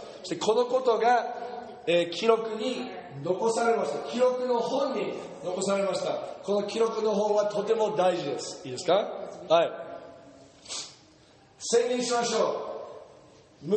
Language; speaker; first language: Japanese; non-native, fluent; English